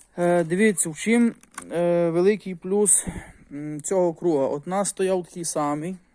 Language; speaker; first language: Ukrainian; native; Ukrainian